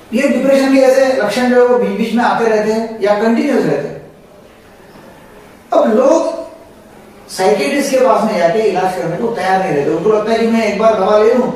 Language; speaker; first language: Hindi; non-native, local second language; Marathi